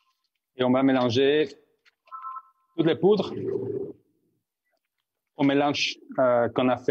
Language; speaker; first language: French; non-native, fluent; Spanish